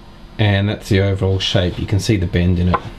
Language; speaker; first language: English; native; English